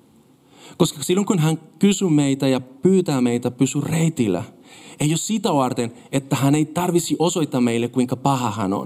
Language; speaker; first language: Finnish; non-native, fluent; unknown